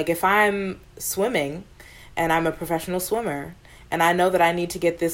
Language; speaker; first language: English; native; English